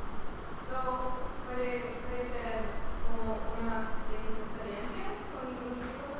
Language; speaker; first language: Spanish; early bilingual, heritage; English